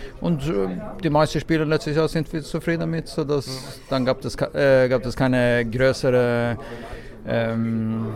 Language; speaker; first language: German; non-native, fluent; Swedish